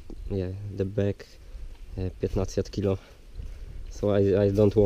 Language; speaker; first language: English; non-native, learner; Polish